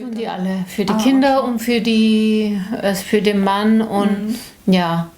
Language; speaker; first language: German; non-native, learner; Korean